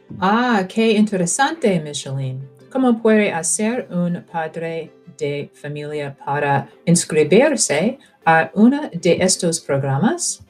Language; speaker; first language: Spanish; non-native, fluent; English